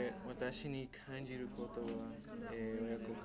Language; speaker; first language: Japanese; non-native, learner; English